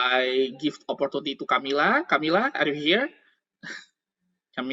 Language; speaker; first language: English; non-native, fluent; Indonesian